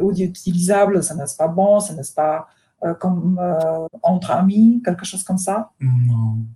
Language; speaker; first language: French; non-native, learner; Polish